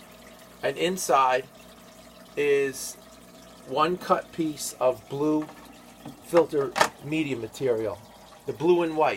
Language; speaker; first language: English; native; English